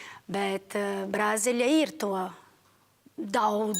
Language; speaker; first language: Latvian; non-native, learner; Portuguese